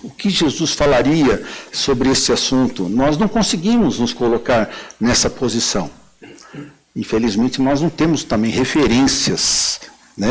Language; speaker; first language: Portuguese; native; Portuguese